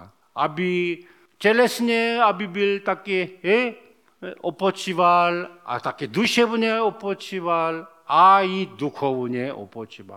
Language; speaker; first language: Czech; non-native, learner; Korean